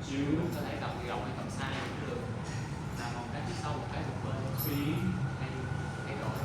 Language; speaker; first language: Vietnamese; native; Vietnamese